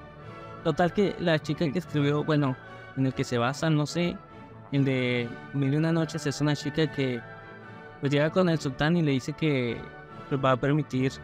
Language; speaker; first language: Spanish; native; Spanish